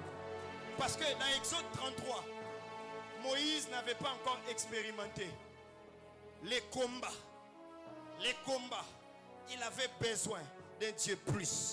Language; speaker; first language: French; non-native, local second language; Lingala